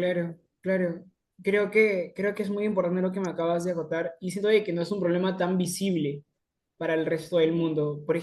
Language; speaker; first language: Spanish; native; Spanish